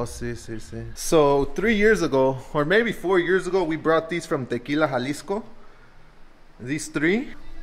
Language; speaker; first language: English; early bilingual, other home language; Spanish